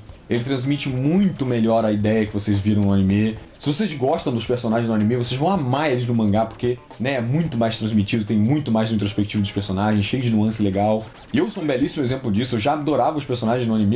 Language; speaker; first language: Portuguese; native; Portuguese